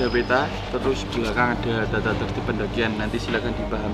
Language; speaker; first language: Indonesian; non-native, local second language; Javanese